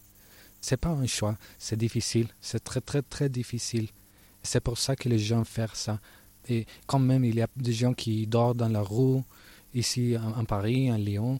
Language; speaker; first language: French; non-native, learner; Spanish